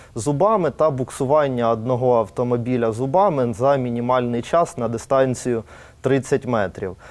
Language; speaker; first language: Ukrainian; native; Ukrainian